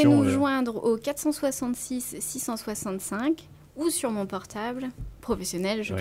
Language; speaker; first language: French; native; French